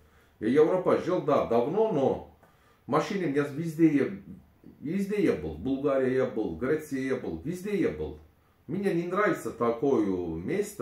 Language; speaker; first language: Russian; non-native, learner; Turkish